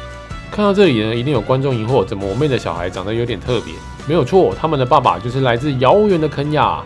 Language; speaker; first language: Chinese; native; Chinese